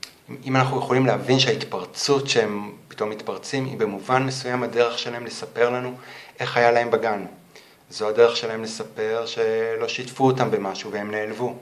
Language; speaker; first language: Hebrew; native; Hebrew